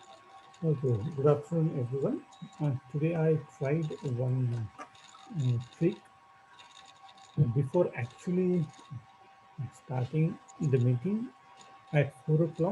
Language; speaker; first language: English; non-native, local second language; Marathi